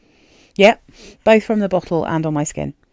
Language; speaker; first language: English; native; English